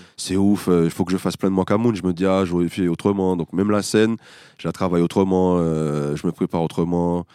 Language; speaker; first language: French; native; French